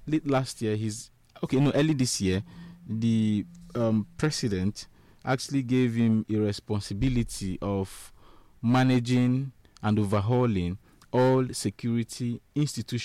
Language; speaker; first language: English; non-native, local second language; Igbo